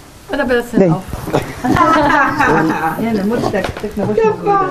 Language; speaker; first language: German; native; German